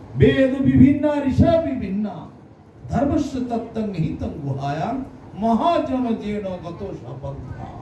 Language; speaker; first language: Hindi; non-native, local second language; Bangla